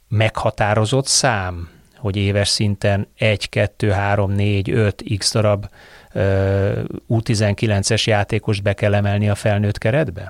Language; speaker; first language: Hungarian; native; Hungarian